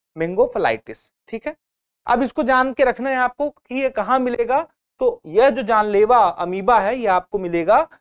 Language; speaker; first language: Hindi; native; Hindi